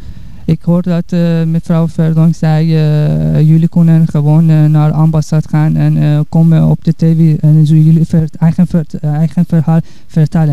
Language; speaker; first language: Dutch; non-native, learner; Persian